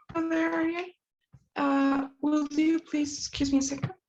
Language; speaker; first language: English; non-native, fluent; Spanish